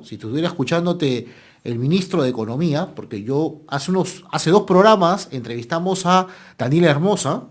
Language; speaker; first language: Spanish; native; Spanish